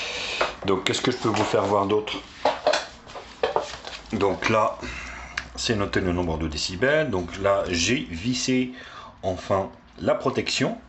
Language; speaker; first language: French; native; French